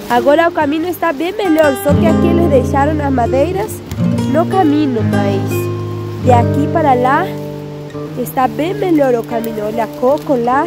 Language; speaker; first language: Portuguese; non-native, local second language; Spanish